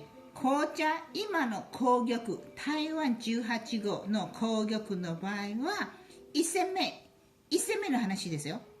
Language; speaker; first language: Japanese; non-native, fluent; Chinese